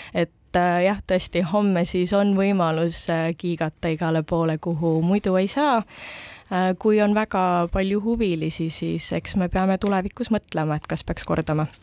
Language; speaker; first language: Estonian; native; Estonian